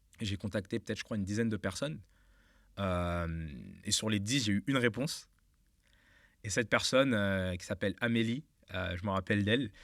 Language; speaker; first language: French; native; French